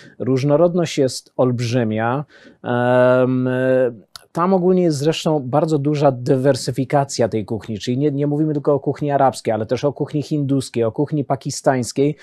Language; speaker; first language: Polish; early bilingual, heritage; Polish